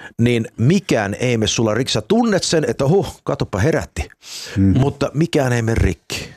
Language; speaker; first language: Finnish; early bilingual, heritage; Finnish